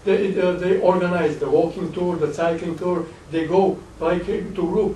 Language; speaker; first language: English; non-native, fluent; Serbian